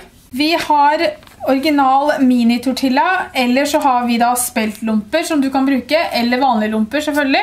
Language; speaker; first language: Norwegian; native; Norwegian